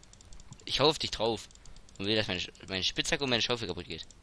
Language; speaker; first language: German; native; German